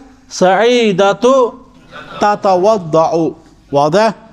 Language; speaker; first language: Arabic; non-native, fluent; Urdu